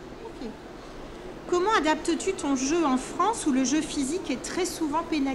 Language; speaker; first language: French; native; French